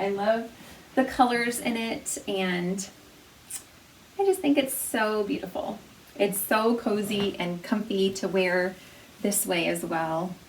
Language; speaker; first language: English; native; English